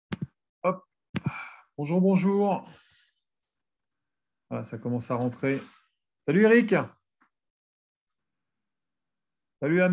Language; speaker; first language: French; native; French